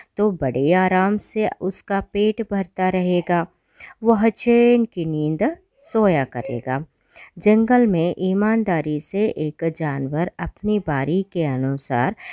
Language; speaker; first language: Hindi; non-native, local second language; Malayalam